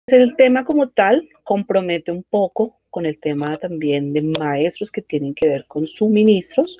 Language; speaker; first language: Spanish; native; Spanish